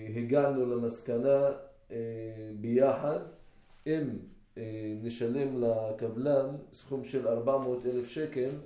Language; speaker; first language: Hebrew; non-native, local second language; Arabic